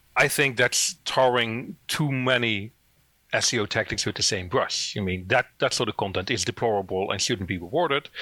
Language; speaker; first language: English; non-native, fluent; Dutch